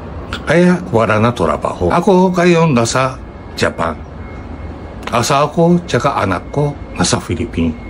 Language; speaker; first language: Filipino; non-native, learner; Japanese